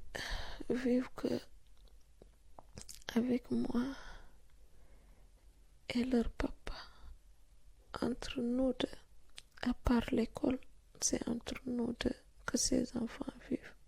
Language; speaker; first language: French; non-native, local second language; Fula